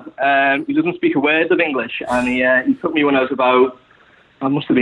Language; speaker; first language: English; native; English